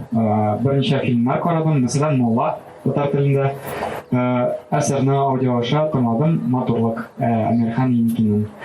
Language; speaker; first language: Tatar; non-native, local second language; Russian